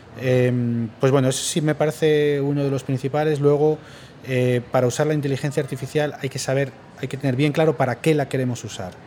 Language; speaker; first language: Spanish; native; Spanish